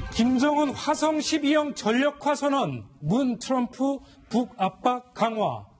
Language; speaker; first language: Korean; native; Korean